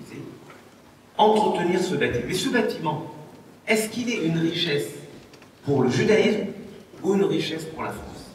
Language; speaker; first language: French; native; French